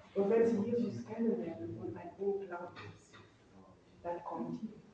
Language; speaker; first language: German; non-native, fluent; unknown